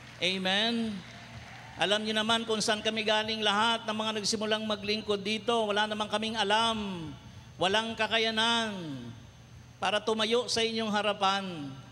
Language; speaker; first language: Filipino; non-native, local second language; Cebuano